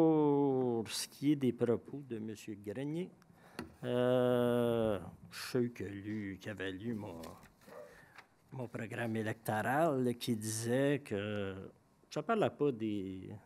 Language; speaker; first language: French; native; French